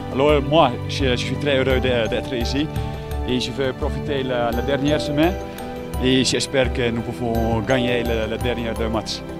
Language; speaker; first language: French; non-native, learner; Dutch